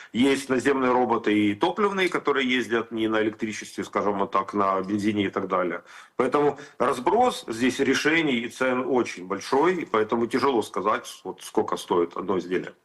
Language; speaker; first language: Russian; native; Russian